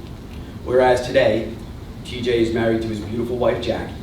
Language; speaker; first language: English; native; English